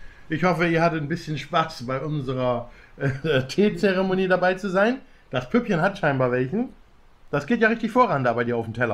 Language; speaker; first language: German; native; German